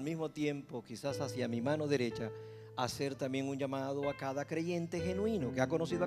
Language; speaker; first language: Spanish; native; Spanish